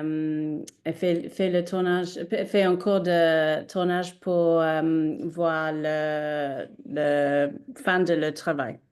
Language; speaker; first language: French; non-native, learner; English